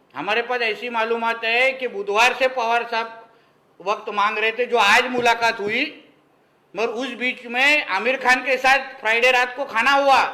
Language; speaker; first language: Hindi; non-native, local second language; Marathi